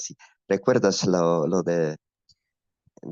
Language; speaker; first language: Spanish; non-native, fluent; Polish